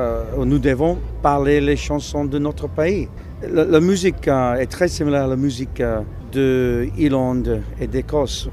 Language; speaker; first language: French; non-native, learner; English